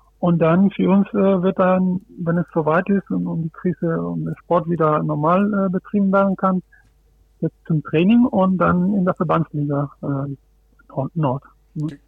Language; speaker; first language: German; non-native, fluent; Spanish